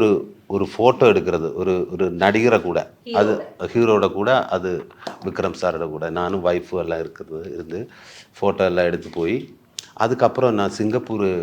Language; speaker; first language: Tamil; non-native, learner; Malayalam